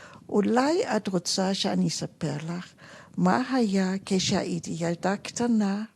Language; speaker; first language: Hebrew; non-native, fluent; German